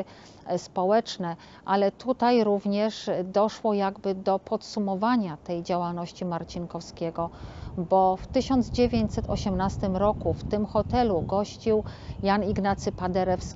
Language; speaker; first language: Polish; native; Polish